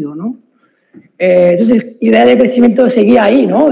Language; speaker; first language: Spanish; non-native, fluent; Italian